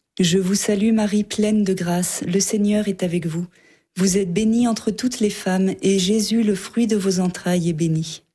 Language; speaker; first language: French; native; French